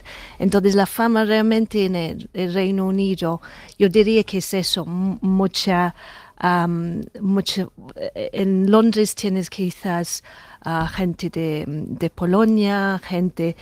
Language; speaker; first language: Spanish; non-native, fluent; English